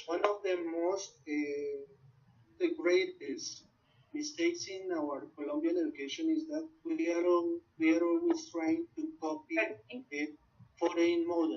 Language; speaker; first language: English; non-native, learner; Spanish